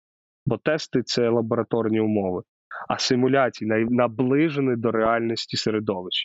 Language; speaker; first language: Ukrainian; native; Ukrainian